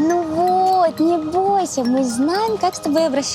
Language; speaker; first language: Russian; native; Russian